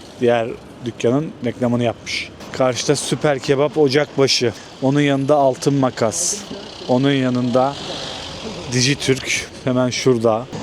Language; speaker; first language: Turkish; native; Turkish